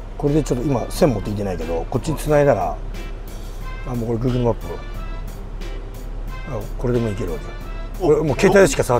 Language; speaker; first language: Japanese; native; Japanese